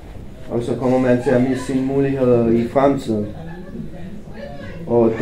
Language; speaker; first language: Danish; non-native, fluent; Romanian